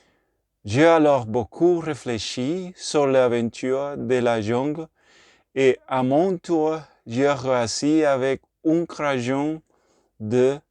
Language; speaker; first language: French; non-native, learner; Spanish